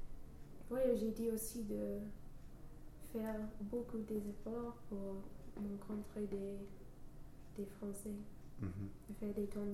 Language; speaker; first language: French; non-native, fluent; English